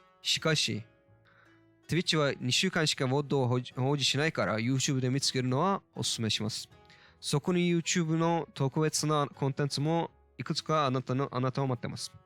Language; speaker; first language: Japanese; non-native, learner; Turkish